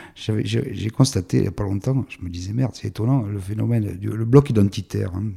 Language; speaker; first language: French; native; French